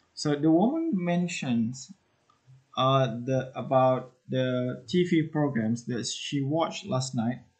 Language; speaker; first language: English; non-native, fluent; Indonesian